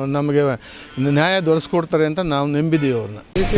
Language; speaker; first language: Kannada; native; Kannada